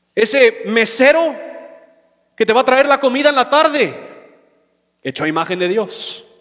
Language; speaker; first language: Spanish; non-native, fluent; English